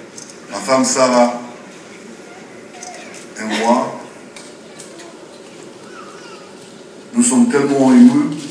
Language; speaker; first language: French; non-native, fluent; Hebrew